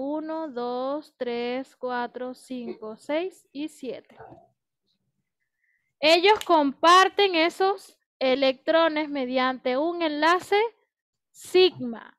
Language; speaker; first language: Spanish; native; Spanish